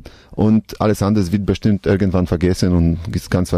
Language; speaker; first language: German; non-native, learner; Polish